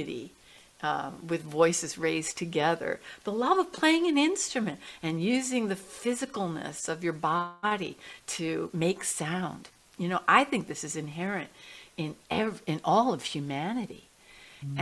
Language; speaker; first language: English; native; English